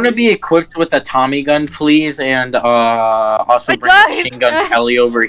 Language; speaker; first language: English; native; English